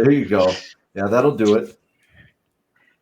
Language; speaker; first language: English; native; English